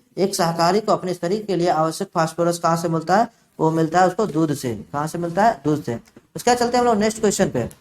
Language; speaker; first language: Hindi; native; Hindi